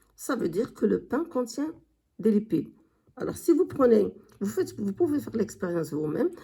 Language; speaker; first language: French; non-native, local second language; Arabic